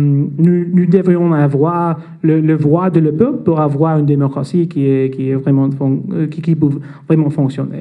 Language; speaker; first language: French; non-native, fluent; English